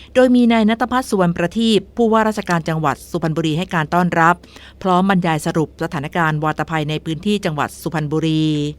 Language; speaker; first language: Thai; native; Thai